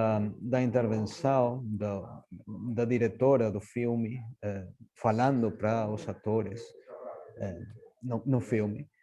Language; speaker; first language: Portuguese; non-native, fluent; Spanish